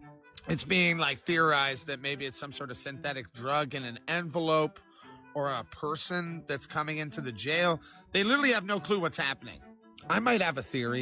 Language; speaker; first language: English; native; English